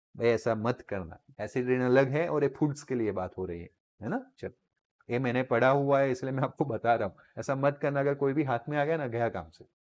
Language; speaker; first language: Hindi; non-native, local second language; Gujarati